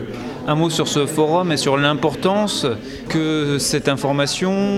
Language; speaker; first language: French; native; French